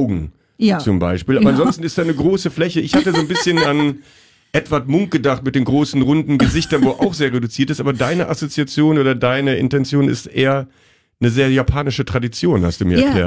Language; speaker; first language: German; native; German